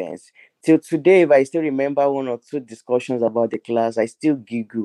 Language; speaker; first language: English; non-native, local second language; Yoruba